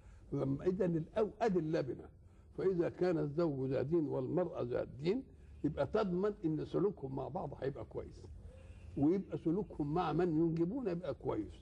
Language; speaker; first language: Arabic; native; Arabic